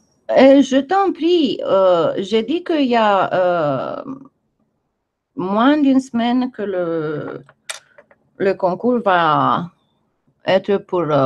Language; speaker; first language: French; non-native, fluent; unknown